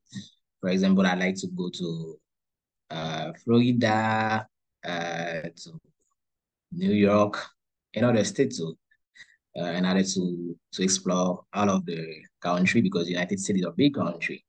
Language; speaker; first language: English; non-native, learner; Haitian Creole